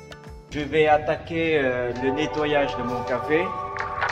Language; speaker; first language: French; early bilingual, other home language; Vietnamese